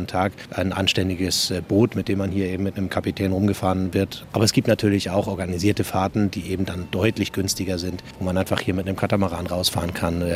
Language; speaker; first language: German; native; German